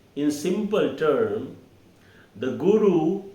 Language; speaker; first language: English; non-native, local second language; Hindi